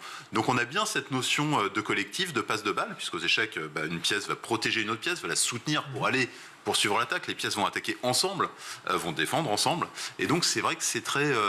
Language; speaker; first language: French; native; French